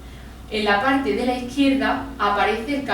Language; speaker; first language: Spanish; native; Spanish